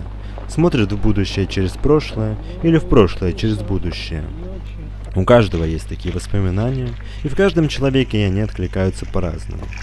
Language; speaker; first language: Russian; native; Russian